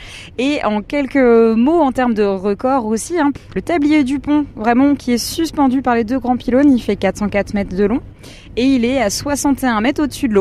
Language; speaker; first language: French; native; French